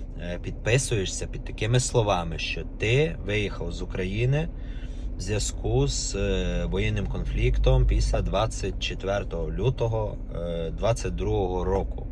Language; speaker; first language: Ukrainian; native; Ukrainian